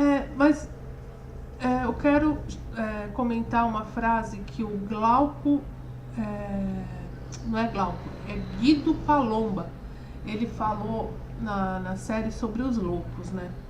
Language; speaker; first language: Portuguese; native; Portuguese